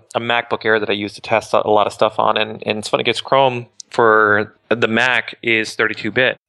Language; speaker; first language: English; native; English